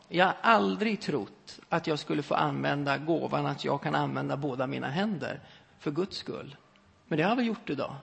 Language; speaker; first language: Swedish; native; Swedish